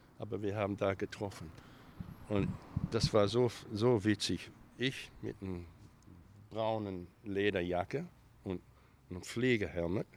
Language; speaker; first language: German; early bilingual, heritage; German